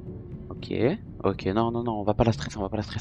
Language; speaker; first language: French; native; French